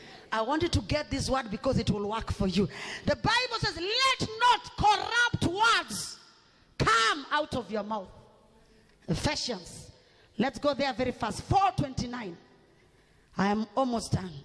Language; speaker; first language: English; non-native, local second language; Swahili